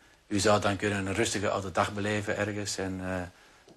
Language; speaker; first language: Dutch; native; Dutch